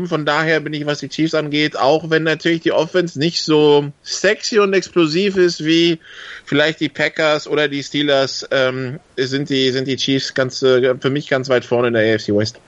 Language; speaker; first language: German; native; German